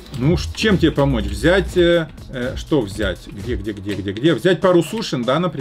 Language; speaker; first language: Russian; native; Russian